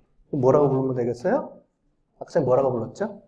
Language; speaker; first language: Korean; native; Korean